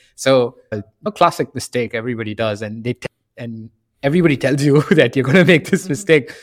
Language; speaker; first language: English; non-native, local second language; Tamil